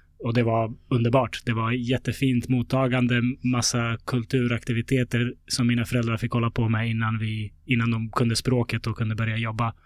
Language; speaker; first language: Swedish; early bilingual, other home language; Bosnian